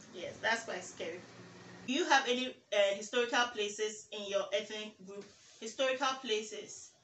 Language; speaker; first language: English; non-native, local second language; Ga